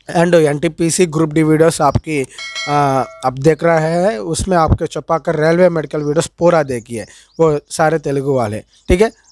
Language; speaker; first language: Hindi; non-native, local second language; Telugu